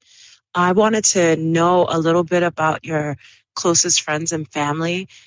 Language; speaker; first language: English; early bilingual, other home language; Spanish